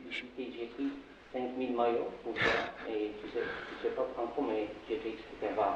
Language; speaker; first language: French; non-native, fluent; Turkish